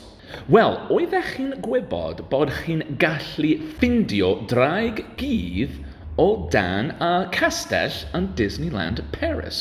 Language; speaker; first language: Welsh; non-native, learner; English